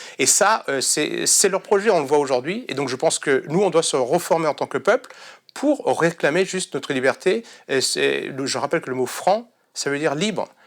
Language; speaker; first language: French; early bilingual, other home language; Serbian